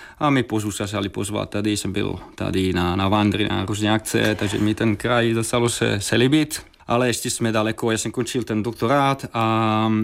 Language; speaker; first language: Czech; non-native, fluent; Italian